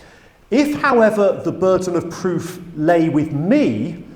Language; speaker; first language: English; native; English